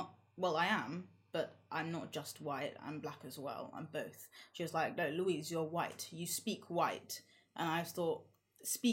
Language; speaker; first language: English; native; English